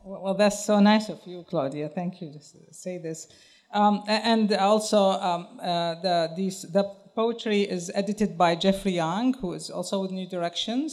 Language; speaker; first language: English; non-native, fluent; Arabic